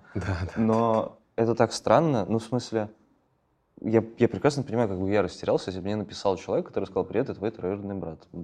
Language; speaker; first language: Russian; native; Russian